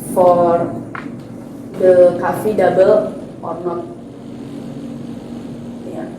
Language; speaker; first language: English; non-native, learner; Indonesian